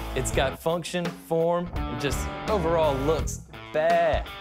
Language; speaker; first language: English; native; English